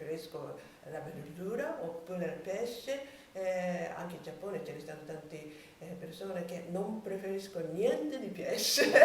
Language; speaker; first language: Italian; non-native, learner; Japanese